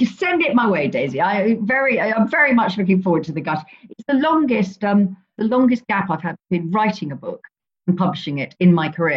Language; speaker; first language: English; native; English